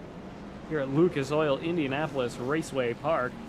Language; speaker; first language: English; native; English